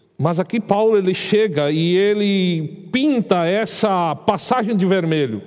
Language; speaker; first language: Portuguese; native; Portuguese